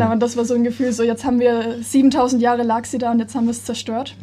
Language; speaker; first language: German; native; German